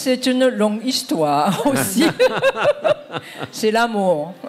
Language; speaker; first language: French; non-native, fluent; Japanese